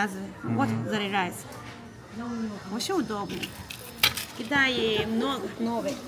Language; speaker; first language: Russian; non-native, learner; Chinese